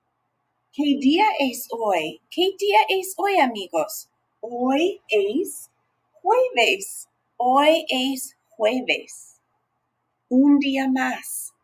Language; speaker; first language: Spanish; non-native, fluent; English